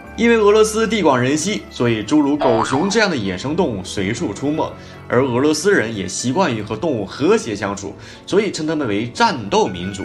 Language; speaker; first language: Chinese; native; Chinese